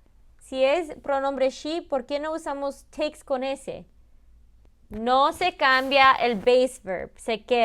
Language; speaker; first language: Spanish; early bilingual, heritage; Spanish